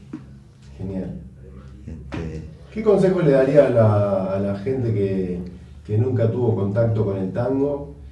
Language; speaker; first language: Spanish; native; Spanish